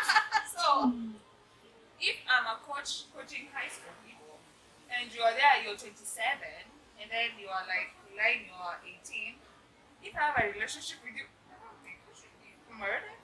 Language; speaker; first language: English; non-native, local second language; Swahili